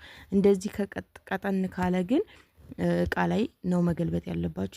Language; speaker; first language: Amharic; native; Amharic